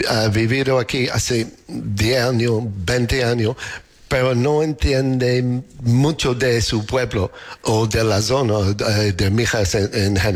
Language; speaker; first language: Spanish; non-native, learner; English